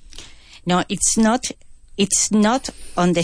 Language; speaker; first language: English; non-native, learner; Spanish